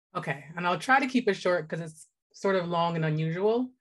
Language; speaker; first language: English; native; English